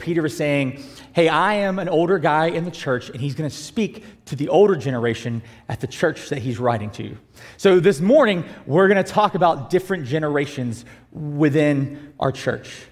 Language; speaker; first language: English; native; English